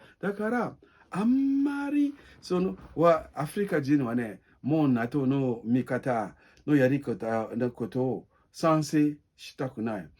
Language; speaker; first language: Japanese; non-native, learner; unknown